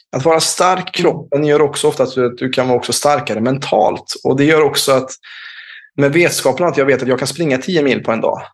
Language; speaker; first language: Swedish; native; Swedish